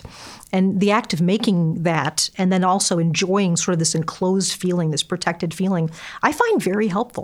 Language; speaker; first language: English; native; English